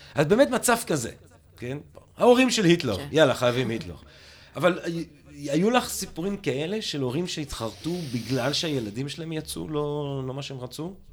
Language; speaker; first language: Hebrew; non-native, fluent; English